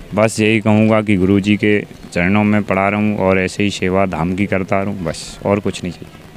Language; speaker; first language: Hindi; native; Hindi